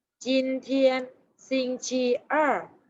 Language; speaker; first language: Chinese; non-native, fluent; Thai